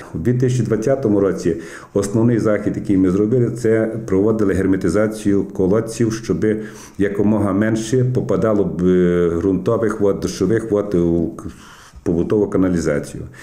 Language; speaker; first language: Ukrainian; native; Ukrainian